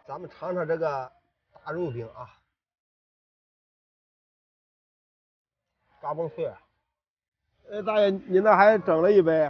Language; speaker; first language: Chinese; native; Chinese